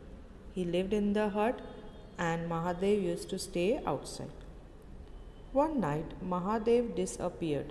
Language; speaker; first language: English; non-native, local second language; Hindi